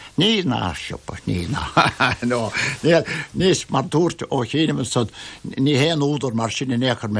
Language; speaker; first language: Irish; native; Irish